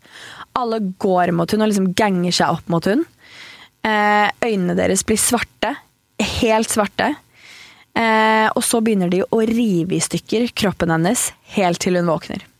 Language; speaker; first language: Norwegian; native; Norwegian